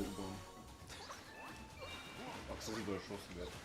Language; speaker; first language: German; native; German